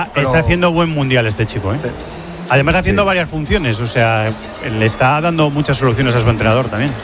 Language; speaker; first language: Spanish; native; Spanish